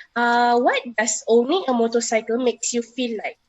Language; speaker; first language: English; non-native, local second language; Malay